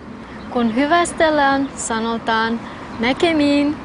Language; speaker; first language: Finnish; non-native, fluent; Albanian